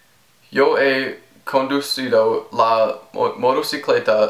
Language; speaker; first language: Spanish; non-native, learner; English